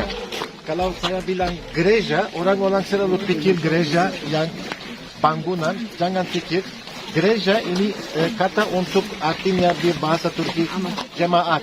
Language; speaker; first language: Indonesian; non-native, fluent; Turkish